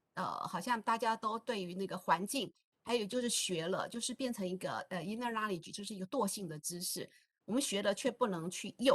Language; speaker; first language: Chinese; native; Chinese